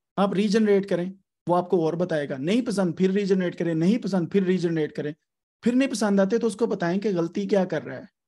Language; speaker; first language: Urdu; native; Urdu